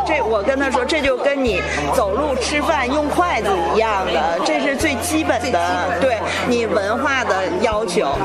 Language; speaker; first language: Chinese; native; Chinese